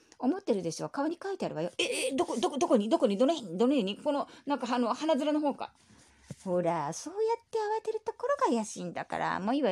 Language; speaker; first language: Japanese; native; Japanese